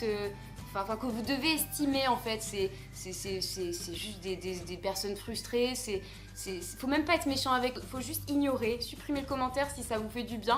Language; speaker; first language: French; native; French